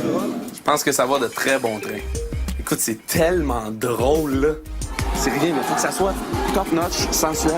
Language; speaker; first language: French; native; French